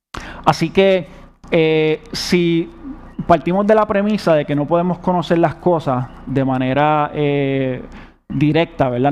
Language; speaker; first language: Spanish; native; Spanish